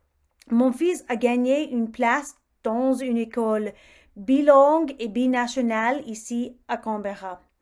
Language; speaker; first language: French; non-native, fluent; English